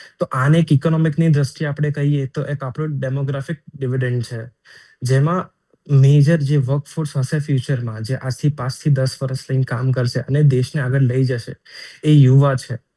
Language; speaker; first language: Gujarati; native; Gujarati